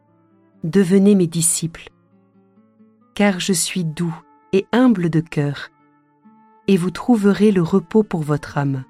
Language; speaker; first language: French; native; French